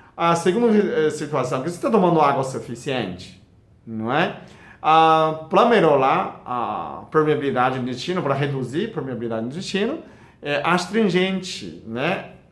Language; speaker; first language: Portuguese; non-native, fluent; Chinese